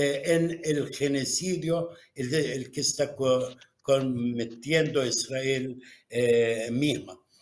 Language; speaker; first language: Spanish; non-native, fluent; Arabic